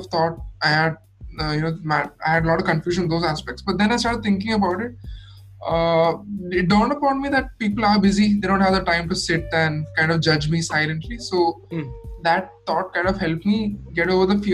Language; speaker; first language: English; non-native, local second language; Malayalam